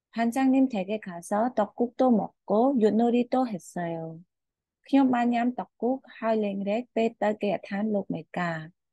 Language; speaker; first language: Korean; non-native, fluent; Khmer